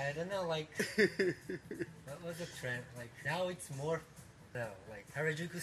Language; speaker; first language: English; non-native, fluent; Japanese